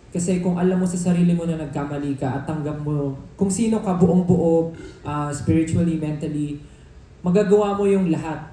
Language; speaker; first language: Filipino; native; Filipino